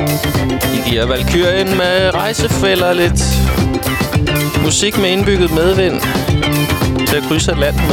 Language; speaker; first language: Danish; native; Danish